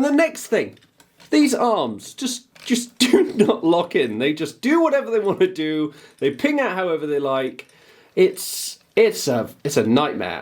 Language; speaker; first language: English; native; English